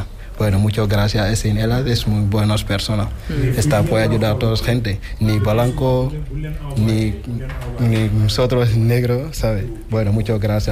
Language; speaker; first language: Spanish; non-native, learner; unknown